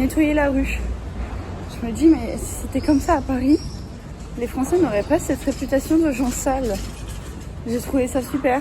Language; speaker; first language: French; native; French